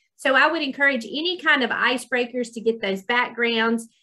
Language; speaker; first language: English; native; English